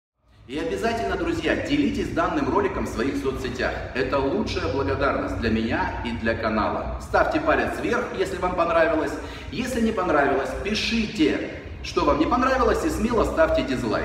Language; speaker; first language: Russian; native; Russian